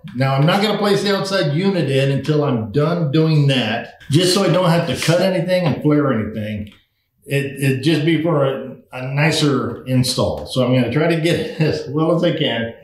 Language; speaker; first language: English; native; English